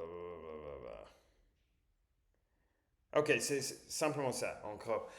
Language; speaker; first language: French; non-native, learner; English